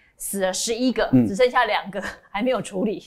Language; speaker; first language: Chinese; native; Chinese